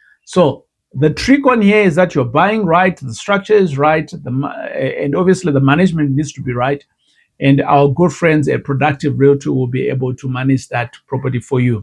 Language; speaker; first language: English; non-native, local second language; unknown